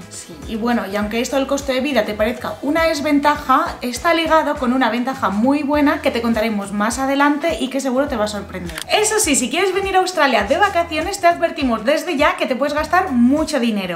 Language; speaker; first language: Spanish; native; Spanish